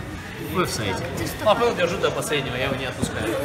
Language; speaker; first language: Russian; native; Russian